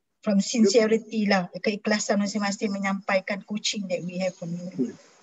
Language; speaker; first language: English; non-native, local second language; Malay